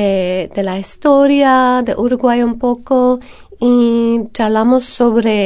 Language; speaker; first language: Spanish; non-native, fluent; English